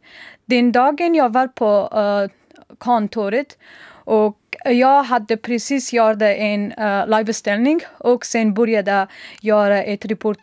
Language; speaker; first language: Swedish; non-native, learner; Persian